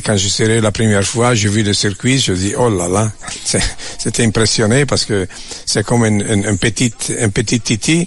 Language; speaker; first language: French; non-native, learner; Italian